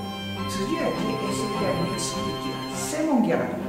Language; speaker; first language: French; non-native, learner; Japanese